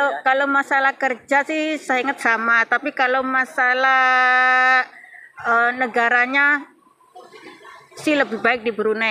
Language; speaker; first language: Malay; non-native, local second language; Javanese